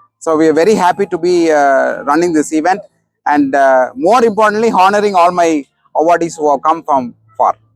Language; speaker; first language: English; non-native, local second language; Tamil